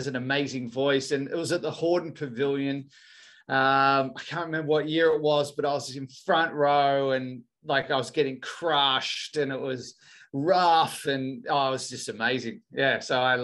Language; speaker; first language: English; native; English